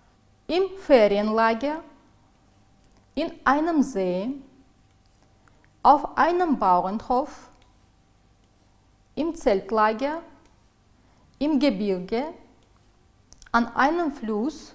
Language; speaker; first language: German; non-native, fluent; Uzbek